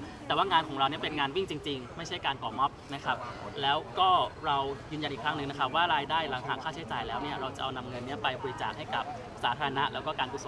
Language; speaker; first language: Thai; native; Thai